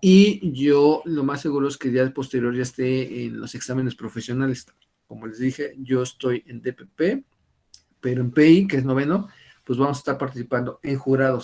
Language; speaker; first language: Spanish; native; Spanish